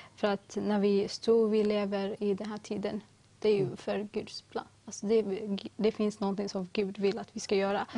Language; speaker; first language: Swedish; early bilingual, other home language; Tigrinya